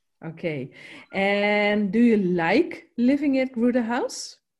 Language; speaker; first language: English; non-native, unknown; Dutch